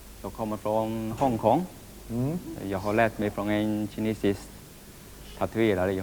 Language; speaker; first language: Swedish; non-native, fluent; Cantonese